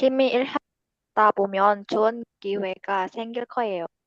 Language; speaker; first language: Korean; non-native, learner; Indonesian